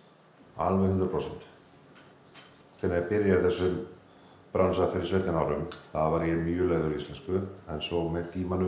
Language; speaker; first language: Icelandic; non-native, fluent; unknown